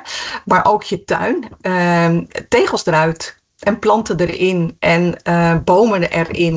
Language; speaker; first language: Dutch; native; Dutch